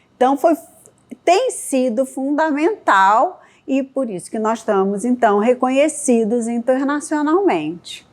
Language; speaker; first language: Portuguese; native; Portuguese